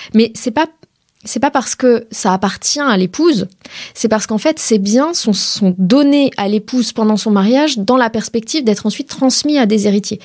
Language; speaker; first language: French; native; French